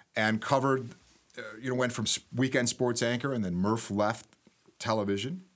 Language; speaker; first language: English; native; English